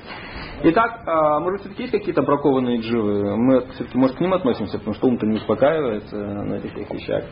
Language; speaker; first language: Russian; native; Russian